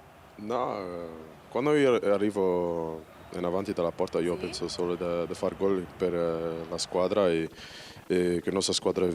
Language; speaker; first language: Italian; non-native, learner; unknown